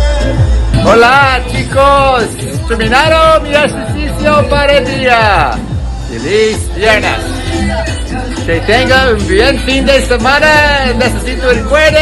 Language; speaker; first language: Spanish; non-native, learner; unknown